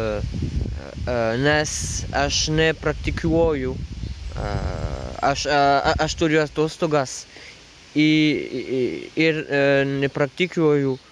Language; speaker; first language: Lithuanian; non-native, learner; French